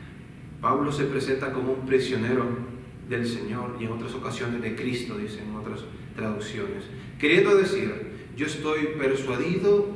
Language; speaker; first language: Spanish; native; Spanish